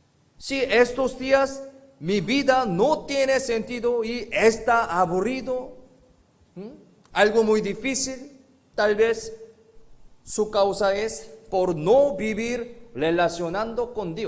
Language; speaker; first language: Spanish; non-native, fluent; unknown